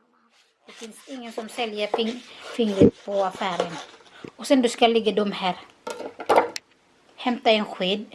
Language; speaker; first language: Swedish; non-native, learner; Cebuano